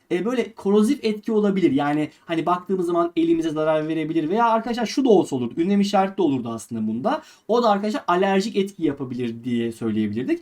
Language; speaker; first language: Turkish; native; Turkish